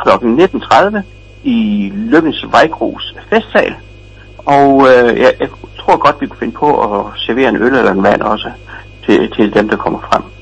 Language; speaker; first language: Danish; native; Danish